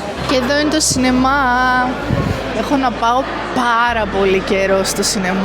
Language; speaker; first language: Greek; native; Greek